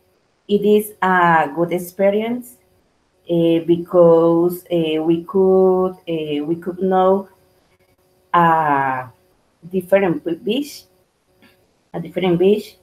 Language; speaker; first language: English; non-native, learner; Spanish